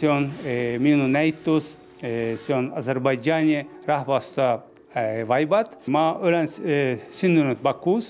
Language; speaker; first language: Estonian; non-native, learner; Azerbaijani